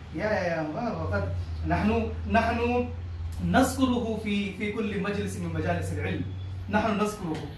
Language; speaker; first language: Arabic; non-native, fluent; Urdu